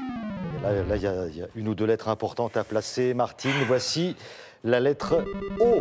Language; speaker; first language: French; native; French